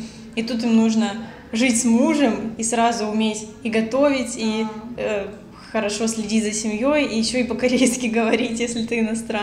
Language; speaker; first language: Russian; native; Russian